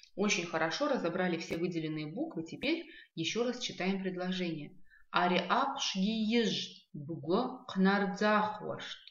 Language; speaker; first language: Russian; non-native, local second language; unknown